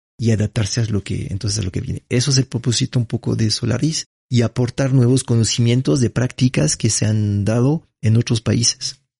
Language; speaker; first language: Spanish; non-native, fluent; French